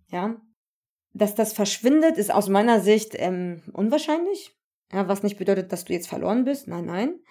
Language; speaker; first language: German; early bilingual, other home language; Turkish